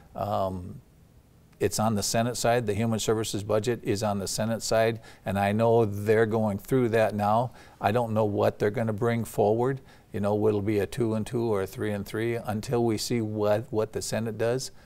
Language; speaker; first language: English; native; English